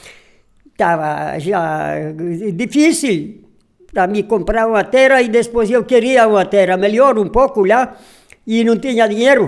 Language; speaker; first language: Portuguese; non-native, local second language; Polish